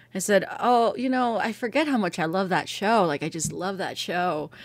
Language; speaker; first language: English; early bilingual, other home language; Spanish